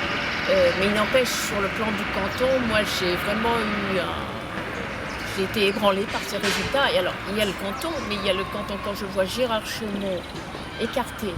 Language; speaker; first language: French; native; French